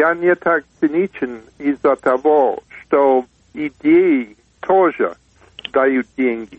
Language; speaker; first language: Russian; non-native, fluent; English